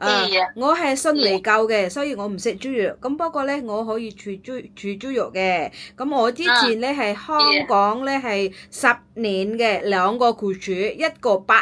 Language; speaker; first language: Cantonese; non-native, fluent; Javanese